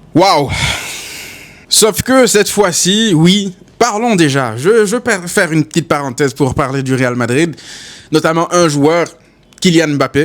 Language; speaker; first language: French; native; French